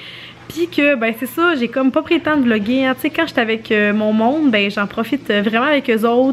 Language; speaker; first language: French; native; French